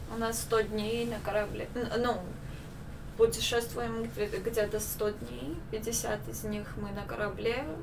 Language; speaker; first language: Russian; non-native, local second language; Armenian